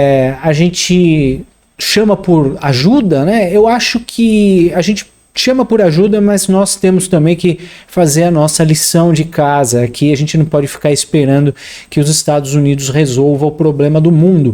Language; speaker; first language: Portuguese; native; Portuguese